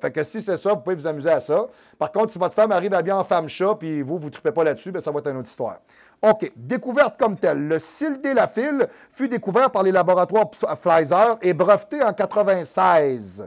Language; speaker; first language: French; native; French